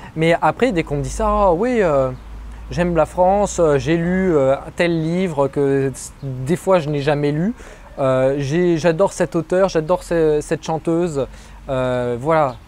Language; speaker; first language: French; native; French